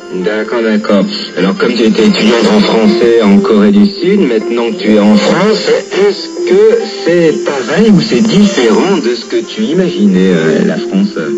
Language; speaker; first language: French; native; French